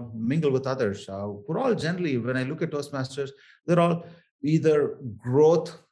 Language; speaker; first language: English; non-native, local second language; Tamil